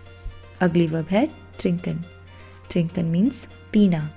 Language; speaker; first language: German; non-native, fluent; Punjabi